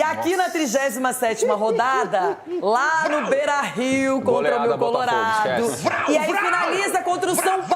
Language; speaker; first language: Portuguese; native; Portuguese